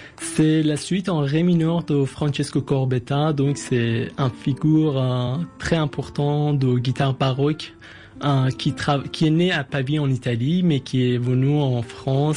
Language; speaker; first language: French; non-native, fluent; Persian